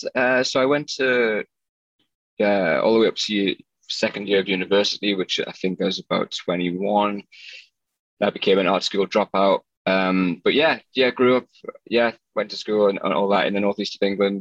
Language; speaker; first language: English; native; English